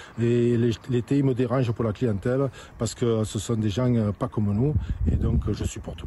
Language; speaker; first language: French; native; French